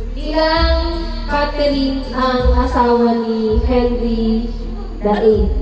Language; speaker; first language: Filipino; native; Filipino